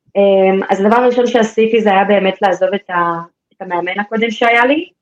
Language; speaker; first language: Hebrew; native; Hebrew